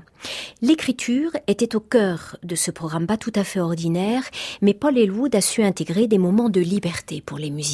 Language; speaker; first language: French; native; French